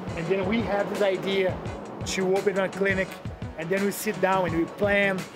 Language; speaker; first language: English; non-native, fluent; Portuguese